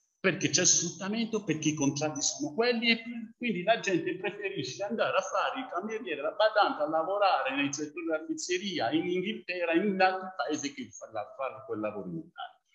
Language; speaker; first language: Italian; non-native, fluent; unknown